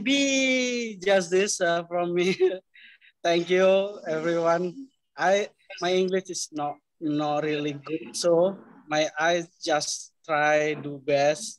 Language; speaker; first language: English; non-native, learner; Indonesian